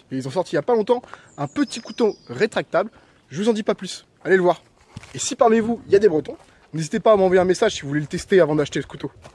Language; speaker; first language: French; native; French